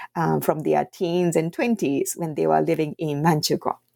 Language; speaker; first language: English; non-native, fluent; Japanese